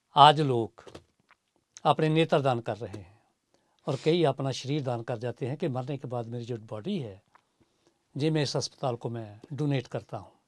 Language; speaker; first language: Hindi; native; Hindi